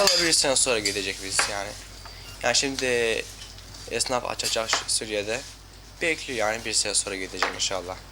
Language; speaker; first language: Turkish; non-native, learner; Arabic